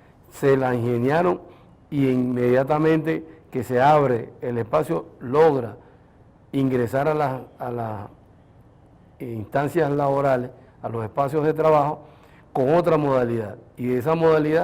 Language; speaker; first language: Spanish; native; Spanish